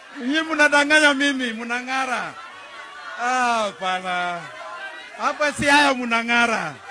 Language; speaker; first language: Swahili; non-native, local second language; Kikuyu